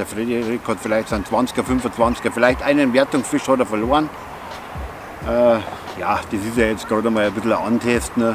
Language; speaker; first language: German; native; German